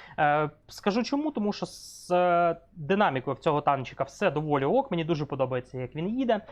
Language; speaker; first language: Ukrainian; non-native, local second language; Russian